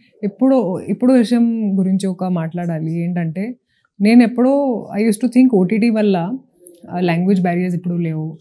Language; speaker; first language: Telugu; non-native, local second language; Hindi